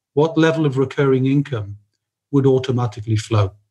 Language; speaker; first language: English; native; English